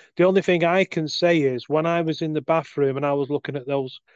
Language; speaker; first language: English; native; English